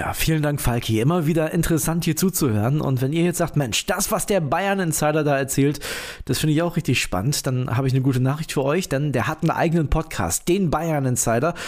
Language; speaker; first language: German; native; German